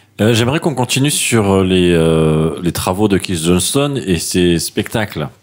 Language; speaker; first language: French; native; French